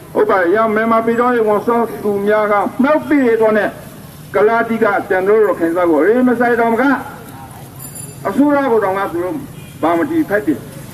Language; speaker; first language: Burmese; native; Burmese